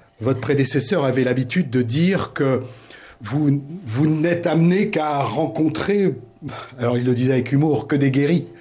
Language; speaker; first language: French; native; French